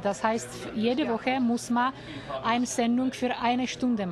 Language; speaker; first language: German; non-native, learner; Czech